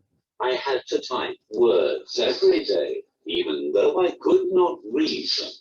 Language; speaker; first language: English; native; English